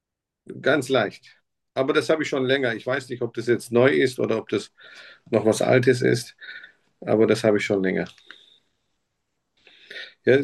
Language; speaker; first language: German; native; German